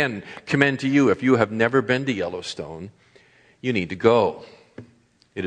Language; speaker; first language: English; native; English